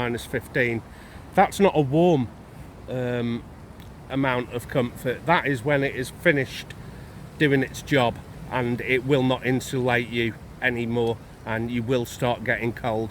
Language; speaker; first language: English; native; English